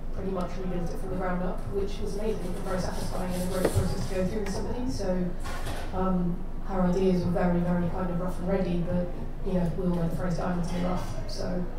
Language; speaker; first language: English; native; English